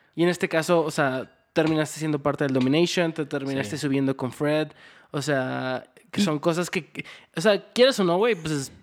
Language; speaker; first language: Spanish; early bilingual, heritage; Spanish